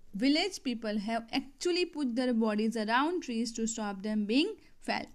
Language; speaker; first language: English; non-native, local second language; Gujarati